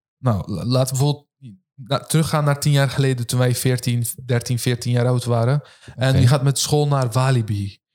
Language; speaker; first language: Dutch; early bilingual, other home language; Turkish